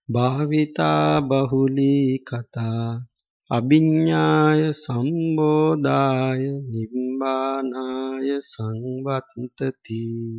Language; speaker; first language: Thai; non-native, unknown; Sinhala